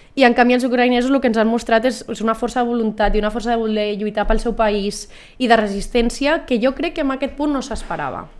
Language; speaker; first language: Catalan; native; Catalan